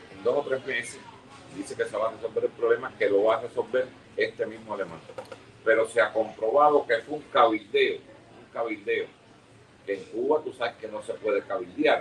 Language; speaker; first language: Spanish; native; Spanish